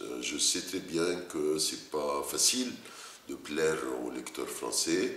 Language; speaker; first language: French; non-native, fluent; Arabic